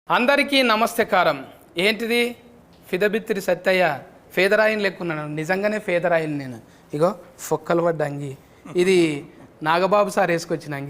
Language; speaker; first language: Telugu; native; Telugu